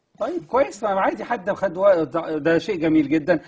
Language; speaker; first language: Egyptian Arabic; native; Egyptian Arabic